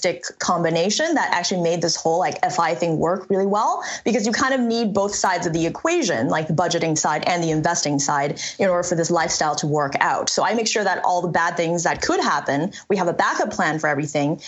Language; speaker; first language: English; early bilingual, other home language; Chinese